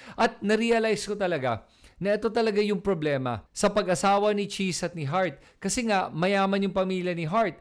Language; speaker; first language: Filipino; native; Filipino